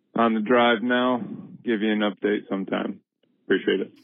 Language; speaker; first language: English; native; English